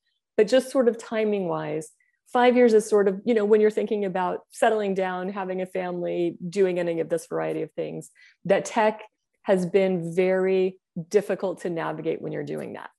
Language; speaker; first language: English; native; English